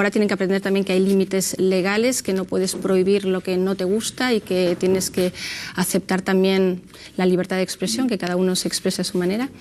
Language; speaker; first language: Spanish; native; Spanish